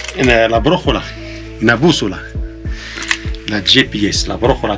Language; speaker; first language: Spanish; non-native, learner; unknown